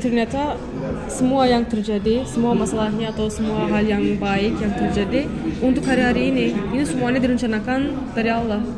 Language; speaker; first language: Indonesian; non-native, fluent; Turkish